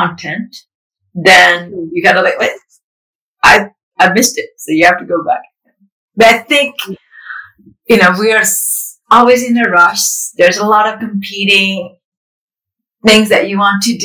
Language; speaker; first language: English; non-native, fluent; Indonesian